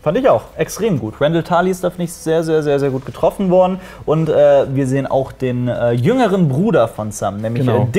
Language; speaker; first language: German; native; German